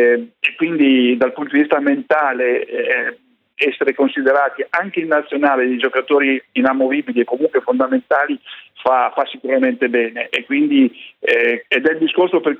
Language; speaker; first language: Italian; native; Italian